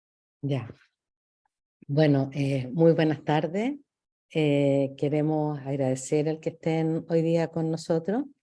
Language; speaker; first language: Spanish; native; Spanish